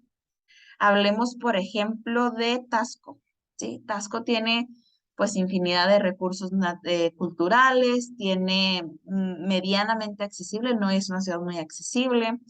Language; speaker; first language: Spanish; native; Spanish